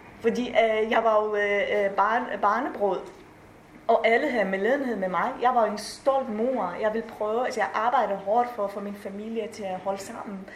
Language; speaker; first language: Danish; non-native, fluent; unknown